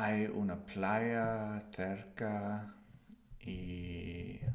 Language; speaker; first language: Spanish; non-native, learner; English